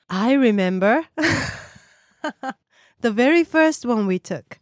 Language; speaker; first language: English; non-native, fluent; Japanese